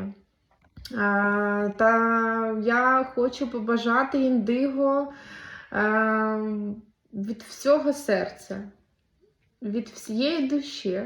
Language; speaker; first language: Ukrainian; native; Ukrainian